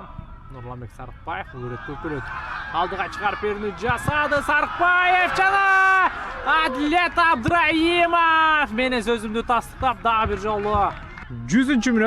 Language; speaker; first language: Kyrgyz; native; Kyrgyz